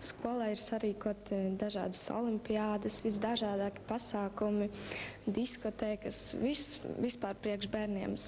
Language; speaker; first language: Latvian; non-native, local second language; Russian